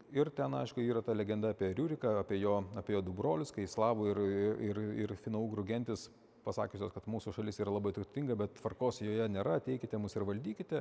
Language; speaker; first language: Lithuanian; native; Lithuanian